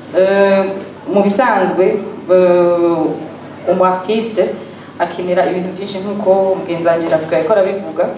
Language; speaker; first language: Rundi; native; Rundi